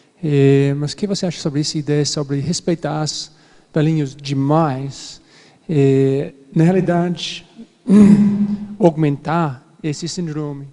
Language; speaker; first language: Portuguese; non-native, fluent; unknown